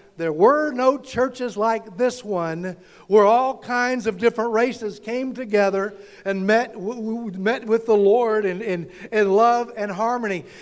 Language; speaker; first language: English; native; English